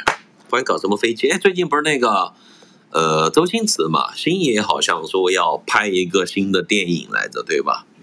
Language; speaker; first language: Chinese; native; Chinese